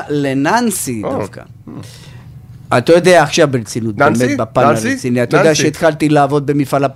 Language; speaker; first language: Hebrew; native; Hebrew